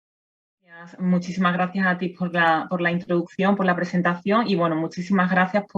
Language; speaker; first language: Spanish; native; Spanish